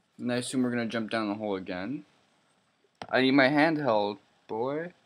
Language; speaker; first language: English; native; English